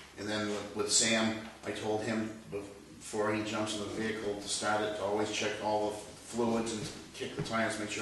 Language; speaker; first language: English; native; English